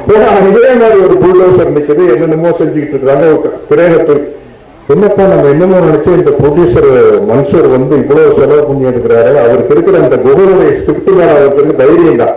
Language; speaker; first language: Tamil; native; Tamil